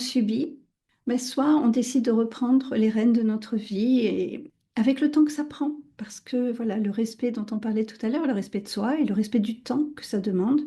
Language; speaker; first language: French; native; French